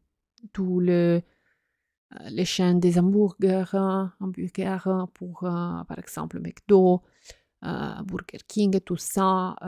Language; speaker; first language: French; non-native, fluent; Italian